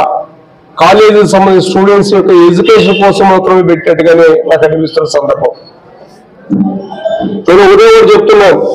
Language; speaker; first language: Telugu; native; Telugu